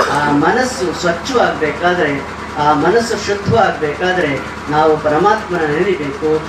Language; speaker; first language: Kannada; native; Kannada